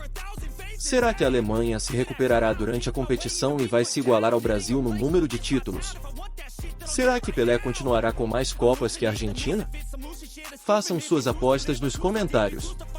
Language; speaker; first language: Portuguese; native; Portuguese